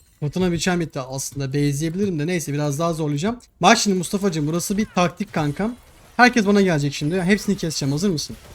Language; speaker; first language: Turkish; native; Turkish